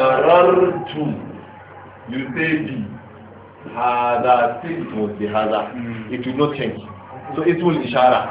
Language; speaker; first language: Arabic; non-native, learner; Hausa